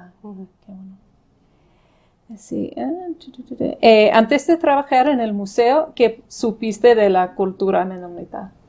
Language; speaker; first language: Spanish; non-native, fluent; English